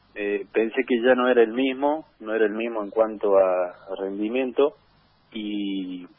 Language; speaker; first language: Spanish; native; Spanish